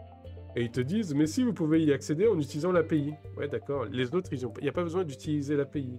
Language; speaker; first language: French; native; French